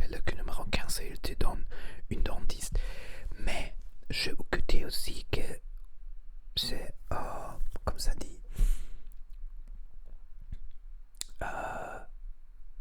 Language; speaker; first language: French; non-native, learner; Spanish